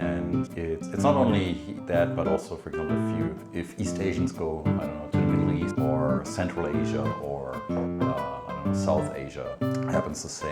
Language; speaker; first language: English; non-native, fluent; German